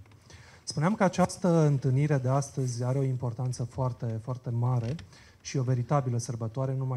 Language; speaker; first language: Romanian; native; Romanian